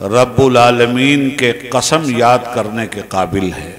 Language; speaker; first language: Urdu; native; Urdu